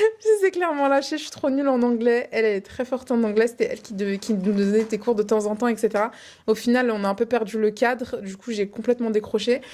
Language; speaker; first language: French; native; French